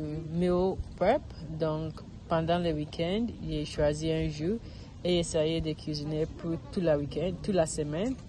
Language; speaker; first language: French; non-native, learner; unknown